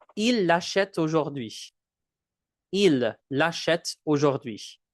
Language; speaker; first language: French; non-native, local second language; English